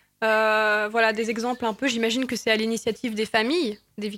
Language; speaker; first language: French; native; French